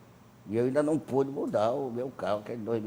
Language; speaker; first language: Portuguese; native; Portuguese